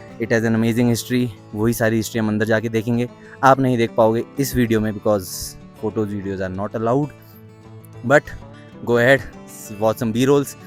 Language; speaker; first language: Hindi; native; Hindi